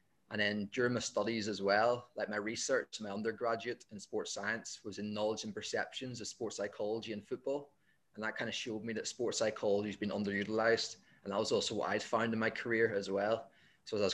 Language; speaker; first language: English; native; English